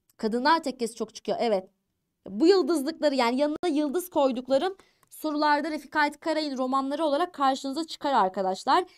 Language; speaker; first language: Turkish; native; Turkish